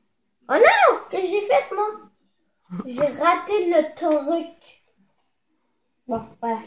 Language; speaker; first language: French; native; French